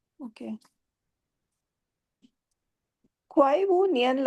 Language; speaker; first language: Chinese; non-native, learner; Hindi